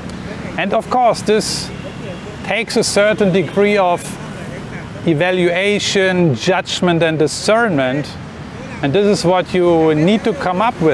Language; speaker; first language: English; non-native, fluent; German